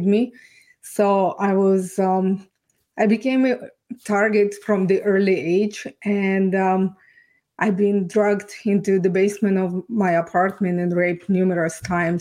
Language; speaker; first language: English; non-native, fluent; Ukrainian